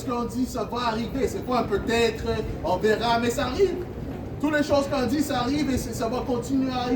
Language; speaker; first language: French; non-native, learner; English